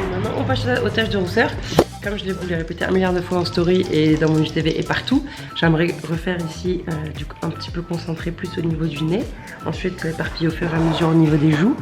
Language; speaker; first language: French; native; French